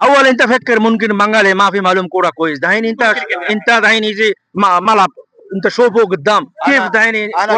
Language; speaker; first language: Arabic; non-native, learner; Bangla